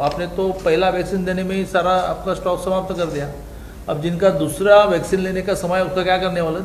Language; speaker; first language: Hindi; non-native, local second language; Marathi